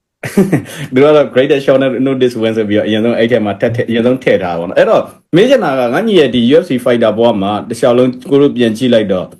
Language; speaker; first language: Burmese; native; Burmese